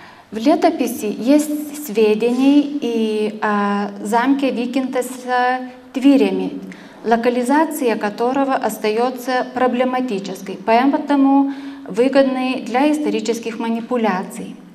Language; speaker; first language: Russian; non-native, fluent; Lithuanian